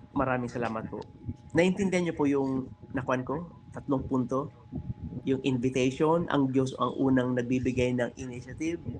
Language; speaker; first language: Filipino; native; Filipino